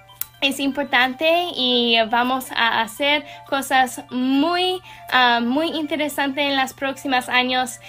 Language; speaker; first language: Spanish; non-native, learner; English